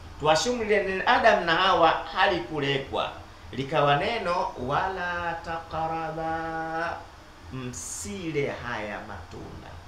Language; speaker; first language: Swahili; native; Swahili